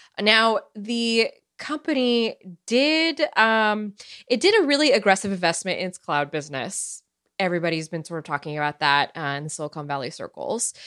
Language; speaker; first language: English; early bilingual, other home language; Romanian